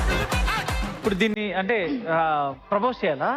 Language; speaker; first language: Telugu; native; Telugu